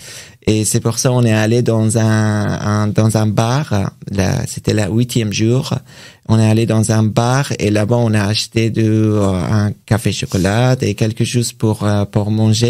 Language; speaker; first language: French; non-native, learner; Persian